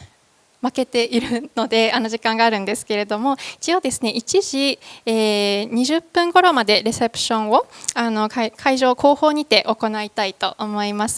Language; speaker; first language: Japanese; native; Japanese